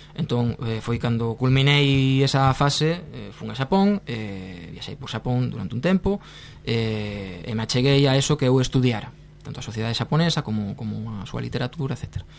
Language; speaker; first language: Galician; non-native, local second language; Spanish